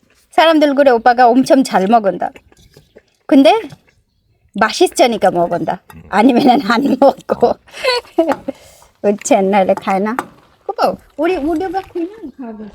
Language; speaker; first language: Korean; non-native, learner; Bangla